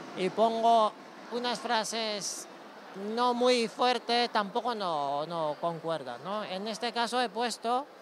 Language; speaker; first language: Spanish; non-native, fluent; Japanese